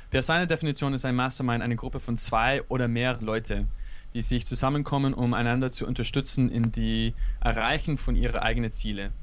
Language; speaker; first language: German; non-native, fluent; English